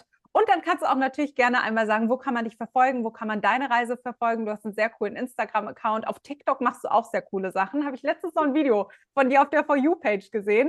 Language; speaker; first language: German; native; German